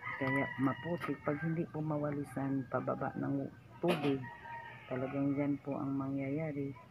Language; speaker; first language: Filipino; non-native, local second language; Cebuano